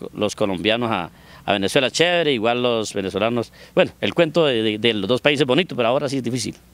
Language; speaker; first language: Spanish; native; Spanish